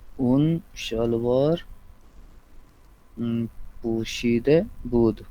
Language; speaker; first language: Persian; non-native, learner; Urdu